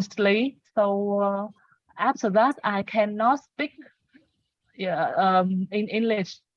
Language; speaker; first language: English; non-native, learner; Vietnamese